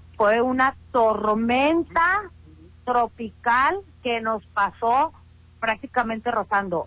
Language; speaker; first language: Spanish; native; Spanish